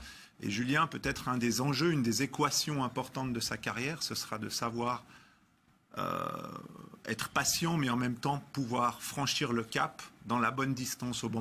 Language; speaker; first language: French; native; French